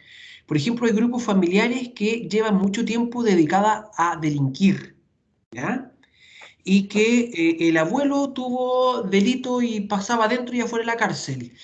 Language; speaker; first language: Spanish; native; Spanish